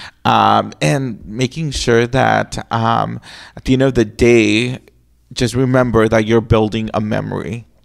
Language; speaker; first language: English; early bilingual, other home language; Spanish